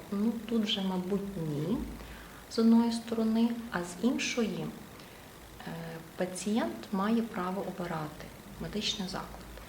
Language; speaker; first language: Ukrainian; native; Ukrainian